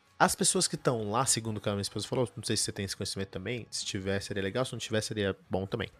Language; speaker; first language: Portuguese; early bilingual, heritage; Portuguese